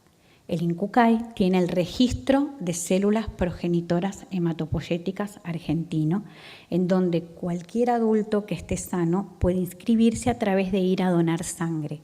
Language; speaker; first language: Spanish; native; Spanish